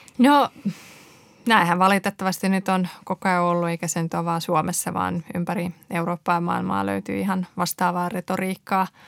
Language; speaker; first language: Finnish; early bilingual, other home language; Persian